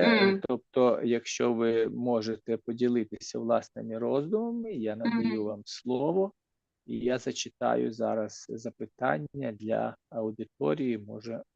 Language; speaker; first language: Ukrainian; native; Ukrainian